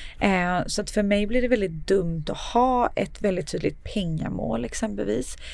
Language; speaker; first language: Swedish; early bilingual, other home language; Serbian